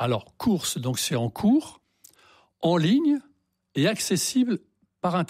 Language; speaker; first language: French; native; French